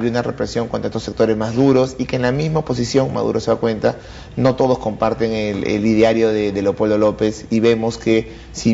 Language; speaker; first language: Spanish; native; Spanish